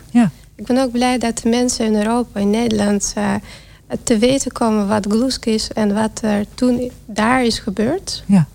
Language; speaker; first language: Dutch; non-native, fluent; Russian